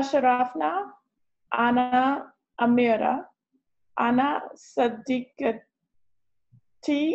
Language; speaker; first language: Arabic; non-native, learner; English